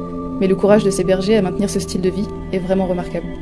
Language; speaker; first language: French; native; French